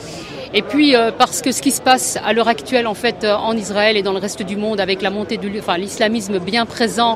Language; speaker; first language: French; native; French